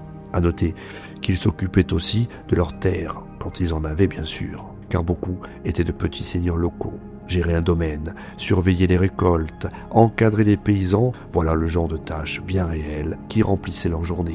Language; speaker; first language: French; native; French